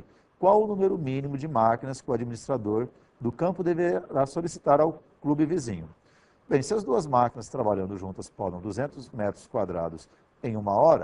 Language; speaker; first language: Portuguese; native; Portuguese